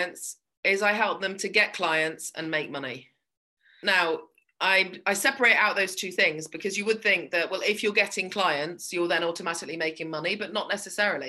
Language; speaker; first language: English; native; English